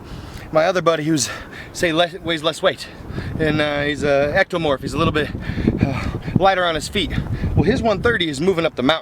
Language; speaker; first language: English; native; English